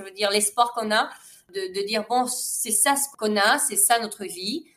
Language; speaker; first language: French; non-native, fluent; Spanish